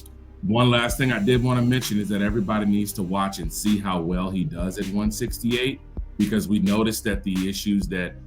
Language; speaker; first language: English; native; English